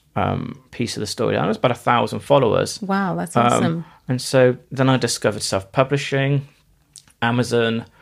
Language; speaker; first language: English; native; English